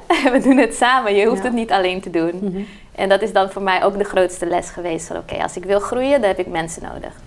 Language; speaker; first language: Dutch; non-native, fluent; Portuguese